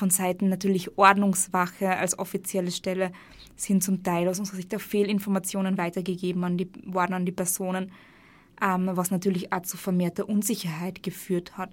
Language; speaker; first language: German; native; German